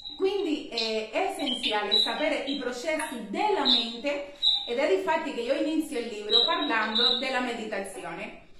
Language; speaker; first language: Italian; non-native, fluent; Spanish